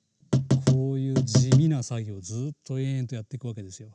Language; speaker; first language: Japanese; native; Japanese